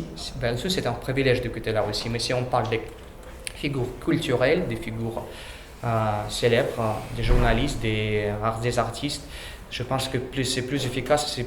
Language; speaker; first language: French; non-native, learner; Russian